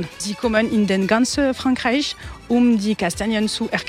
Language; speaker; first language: German; non-native, learner; French